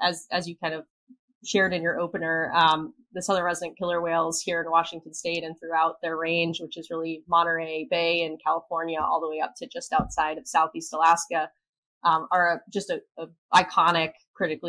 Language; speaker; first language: English; native; English